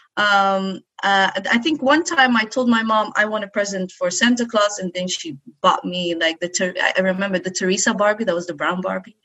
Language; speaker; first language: English; non-native, fluent; Arabic